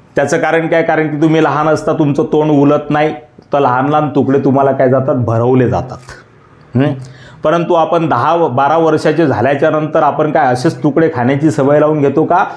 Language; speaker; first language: Marathi; native; Marathi